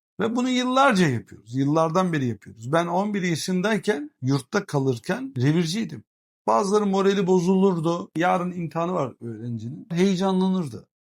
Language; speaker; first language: Turkish; early bilingual, heritage; Turkish